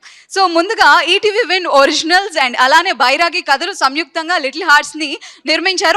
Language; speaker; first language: Telugu; native; Telugu